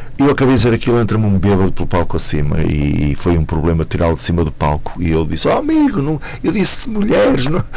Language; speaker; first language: Portuguese; native; Portuguese